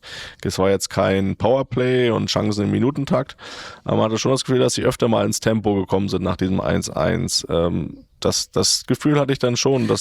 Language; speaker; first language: German; native; German